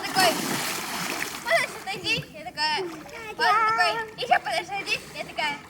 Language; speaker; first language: Russian; native; Russian